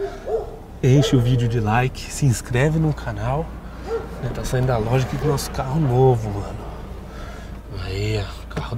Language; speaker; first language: Portuguese; native; Portuguese